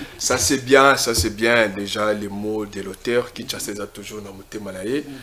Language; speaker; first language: French; non-native, local second language; Lingala